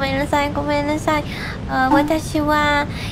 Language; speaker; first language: Japanese; non-native, learner; English